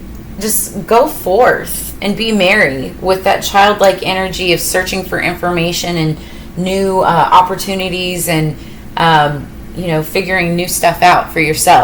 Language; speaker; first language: English; native; English